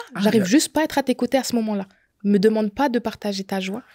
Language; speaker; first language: French; native; French